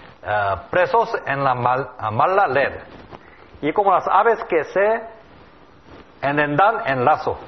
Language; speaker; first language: Spanish; non-native, learner; Korean